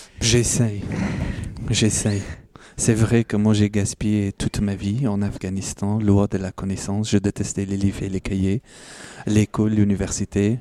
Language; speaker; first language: French; non-native, fluent; Persian